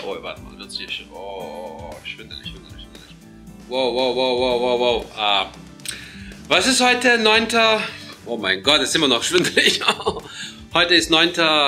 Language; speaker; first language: German; non-native, fluent; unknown